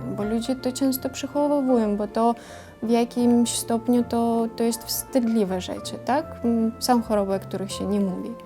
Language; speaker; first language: Polish; non-native, fluent; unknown